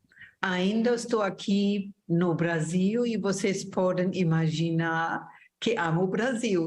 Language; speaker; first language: Portuguese; non-native, fluent; German